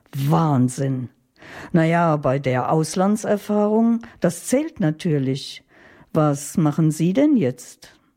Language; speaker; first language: German; native; German